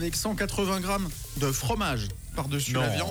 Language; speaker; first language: French; native; French